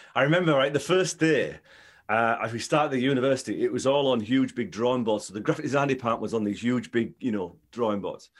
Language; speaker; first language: English; native; English